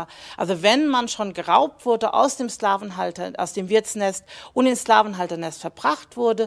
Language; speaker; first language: German; native; German